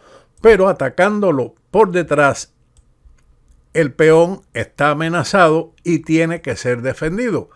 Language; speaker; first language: Spanish; native; Spanish